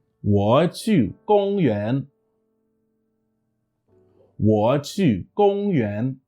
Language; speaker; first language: Chinese; non-native, fluent; English